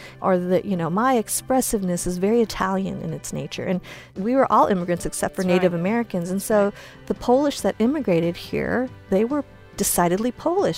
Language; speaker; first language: English; early bilingual, other home language; Chinese